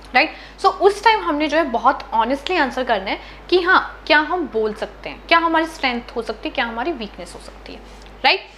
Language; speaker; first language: Hindi; native; Hindi